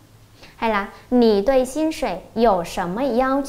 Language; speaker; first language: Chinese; non-native, fluent; Vietnamese